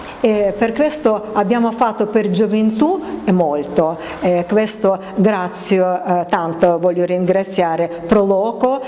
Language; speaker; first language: Italian; non-native, learner; Russian